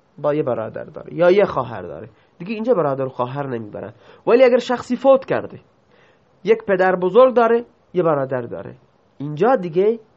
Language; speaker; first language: Persian; non-native, local second language; Baluchi